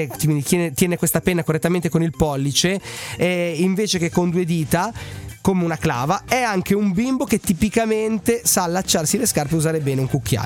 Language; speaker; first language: Italian; native; Italian